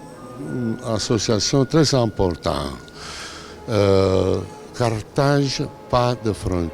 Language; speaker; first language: French; non-native, learner; Italian